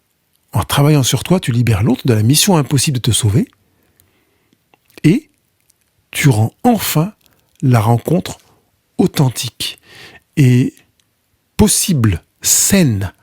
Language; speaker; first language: French; native; French